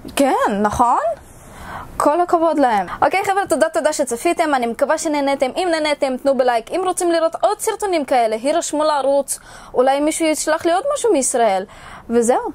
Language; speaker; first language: Hebrew; early bilingual, other home language; Russian